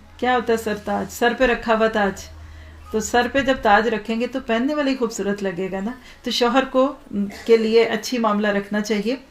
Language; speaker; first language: Urdu; native; Urdu